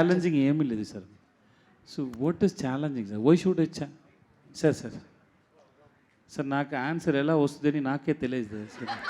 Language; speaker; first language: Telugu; non-native, learner; Tamil